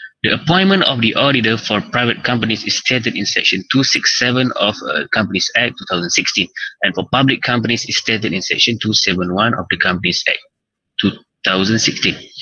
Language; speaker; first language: English; non-native, local second language; Malay